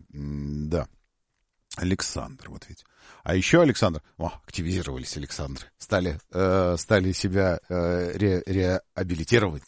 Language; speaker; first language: Russian; native; Russian